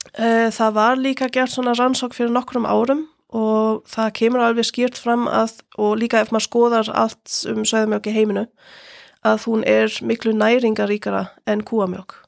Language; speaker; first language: Icelandic; non-native, fluent; German